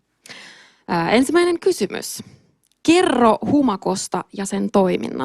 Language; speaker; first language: Finnish; native; Finnish